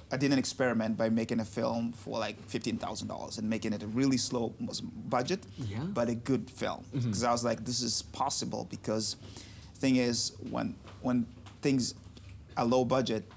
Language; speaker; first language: English; non-native, local second language; Russian